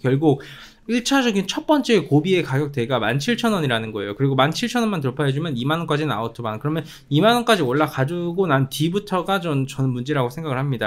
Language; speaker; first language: Korean; native; Korean